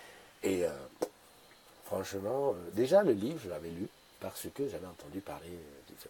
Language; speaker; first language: French; native; French